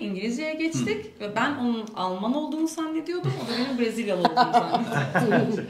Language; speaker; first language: Turkish; native; Turkish